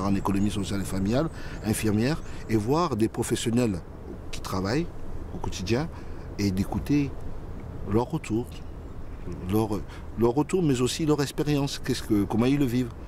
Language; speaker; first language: French; native; French